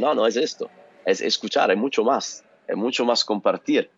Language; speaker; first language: Spanish; non-native, learner; Italian